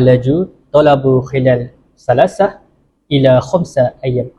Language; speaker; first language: Arabic; non-native, learner; Malay